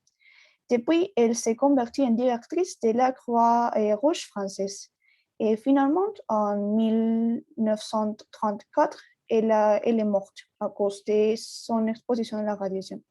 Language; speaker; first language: French; non-native, learner; Spanish